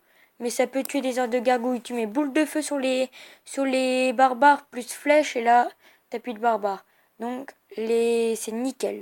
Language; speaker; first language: French; native; French